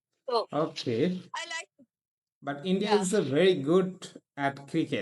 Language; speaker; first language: English; non-native, learner; Bangla